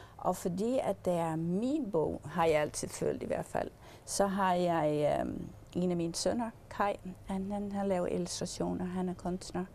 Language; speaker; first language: Danish; early bilingual, heritage; English